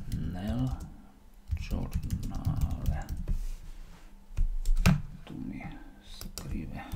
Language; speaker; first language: Italian; non-native, learner; Slovak